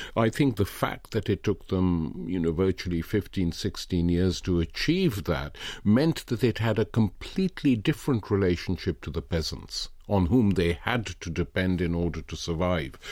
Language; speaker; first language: English; non-native, local second language; Punjabi